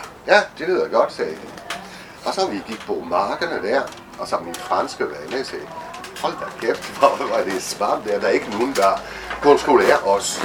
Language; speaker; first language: Danish; non-native, fluent; French